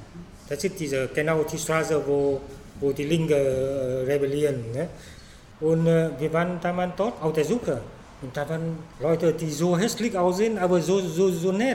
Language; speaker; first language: German; non-native, fluent; Vietnamese